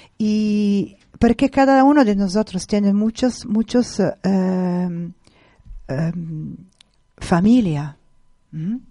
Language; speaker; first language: Spanish; non-native, fluent; Italian